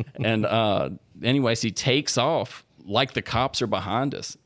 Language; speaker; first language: English; native; English